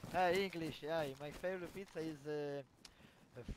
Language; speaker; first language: English; non-native, fluent; Italian